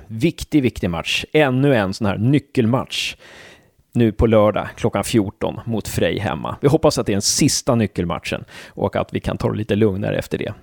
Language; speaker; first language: Swedish; native; Swedish